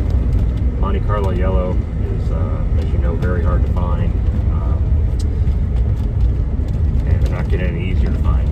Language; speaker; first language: English; native; English